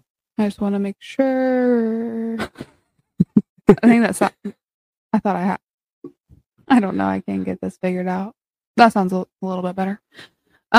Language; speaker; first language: English; native; English